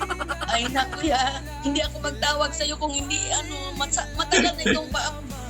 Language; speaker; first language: Filipino; non-native, local second language; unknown